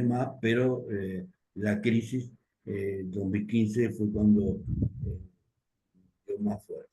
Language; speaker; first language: Spanish; native; Spanish